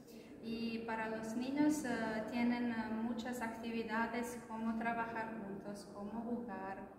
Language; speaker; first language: Spanish; non-native, fluent; Croatian